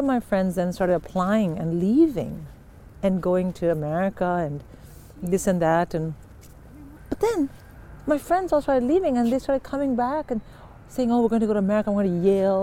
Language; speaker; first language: English; non-native, local second language; Hindi